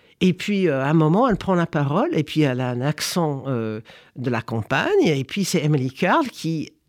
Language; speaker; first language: French; non-native, fluent; English